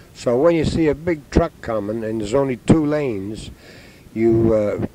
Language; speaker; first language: English; native; English